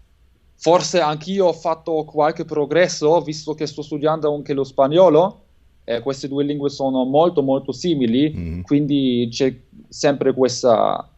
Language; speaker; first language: Italian; non-native, fluent; German